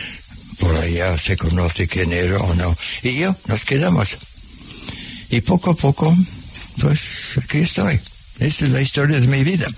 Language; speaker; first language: Spanish; non-native, fluent; English